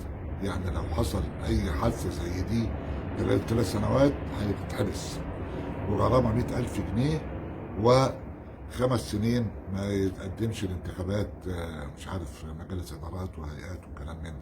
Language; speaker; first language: Arabic; native; Arabic